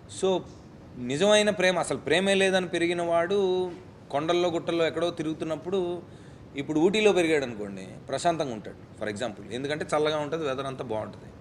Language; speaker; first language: Telugu; native; Telugu